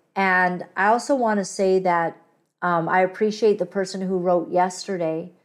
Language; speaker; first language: English; native; English